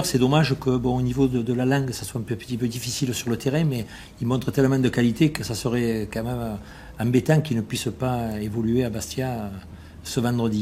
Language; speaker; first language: French; native; French